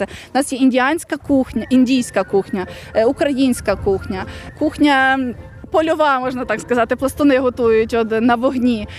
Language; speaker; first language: Ukrainian; native; Ukrainian